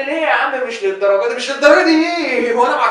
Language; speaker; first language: Arabic; native; Arabic